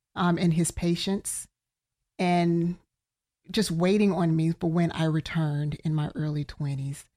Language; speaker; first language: English; native; English